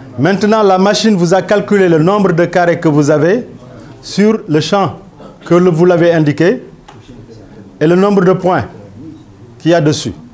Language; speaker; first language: French; non-native, local second language; Wolof